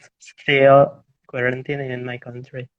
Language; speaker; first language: English; non-native, learner; Indonesian